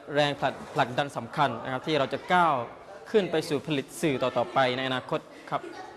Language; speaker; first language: Thai; non-native, local second language; Malay